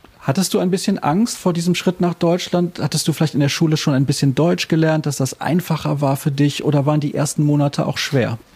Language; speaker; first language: German; native; German